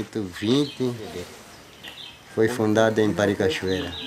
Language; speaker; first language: Portuguese; non-native, local second language; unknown